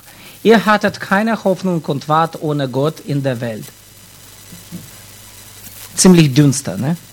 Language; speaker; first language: German; non-native, fluent; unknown